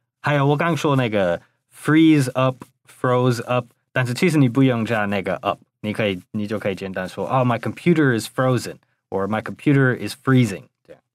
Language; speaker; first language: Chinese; non-native, fluent; English